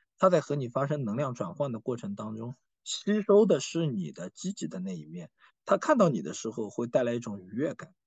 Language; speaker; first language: Chinese; native; Chinese